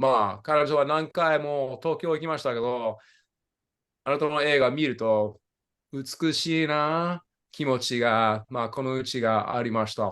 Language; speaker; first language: Japanese; non-native, fluent; English